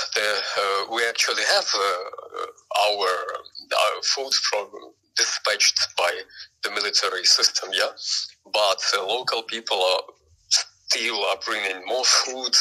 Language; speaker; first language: English; non-native, fluent; Ukrainian